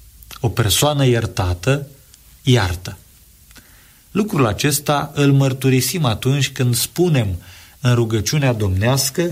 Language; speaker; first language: Romanian; native; Romanian